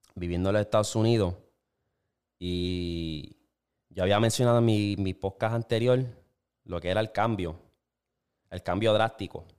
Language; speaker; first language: Spanish; native; Spanish